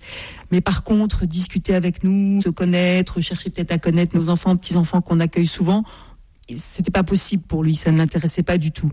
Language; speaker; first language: French; native; French